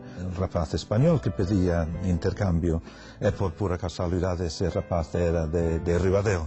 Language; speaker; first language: Galician; non-native, fluent; English